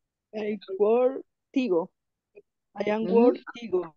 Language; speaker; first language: English; non-native, learner; Spanish